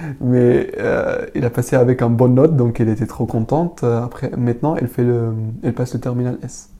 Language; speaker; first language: French; non-native, learner; Arabic